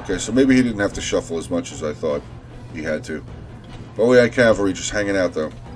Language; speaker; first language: English; native; English